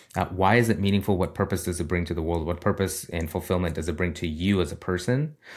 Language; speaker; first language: English; early bilingual, other home language; Russian